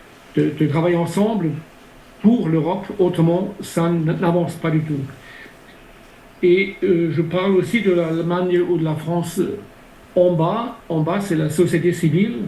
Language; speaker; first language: French; non-native, fluent; German